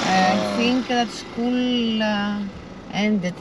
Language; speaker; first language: English; non-native, learner; Greek